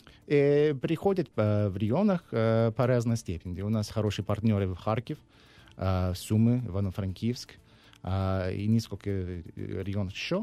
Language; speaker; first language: Russian; non-native, learner; English